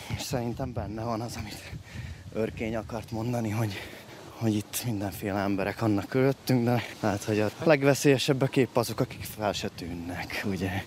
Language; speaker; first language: Hungarian; native; Hungarian